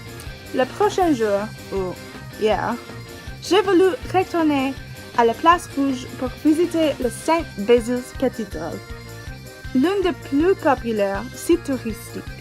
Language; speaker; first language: French; non-native, learner; English